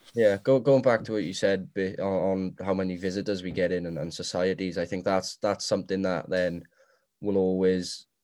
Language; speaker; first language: English; native; English